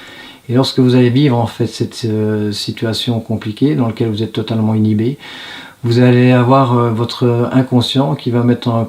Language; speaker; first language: French; native; French